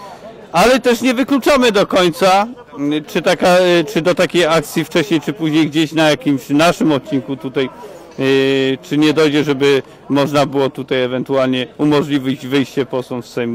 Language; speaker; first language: Polish; native; Polish